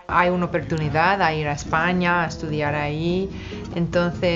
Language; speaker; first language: Spanish; non-native, fluent; English